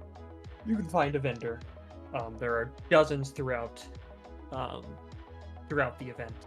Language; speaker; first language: English; native; English